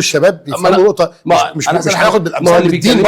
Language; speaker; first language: Arabic; native; Arabic